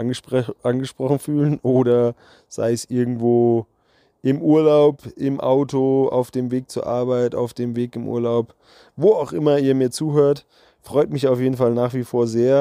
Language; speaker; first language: German; native; German